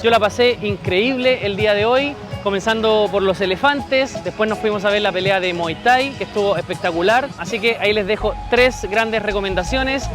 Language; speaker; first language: Spanish; native; Spanish